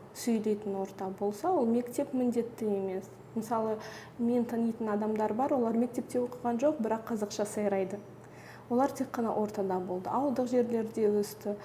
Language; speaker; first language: Kazakh; non-native, local second language; Russian